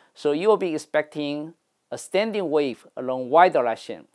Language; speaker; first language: English; non-native, fluent; Chinese